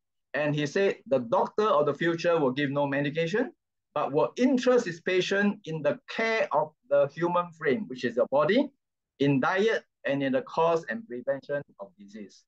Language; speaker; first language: English; non-native, fluent; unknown